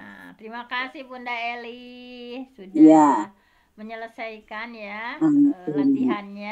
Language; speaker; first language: Indonesian; native; Indonesian